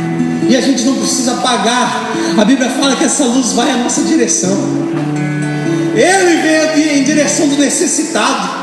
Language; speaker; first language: Portuguese; native; Portuguese